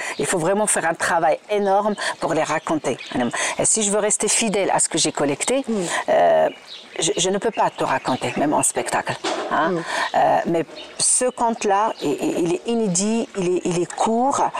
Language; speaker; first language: French; non-native, local second language; Arabic